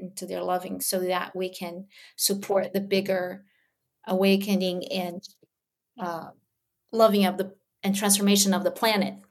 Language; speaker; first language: English; early bilingual, other home language; Portuguese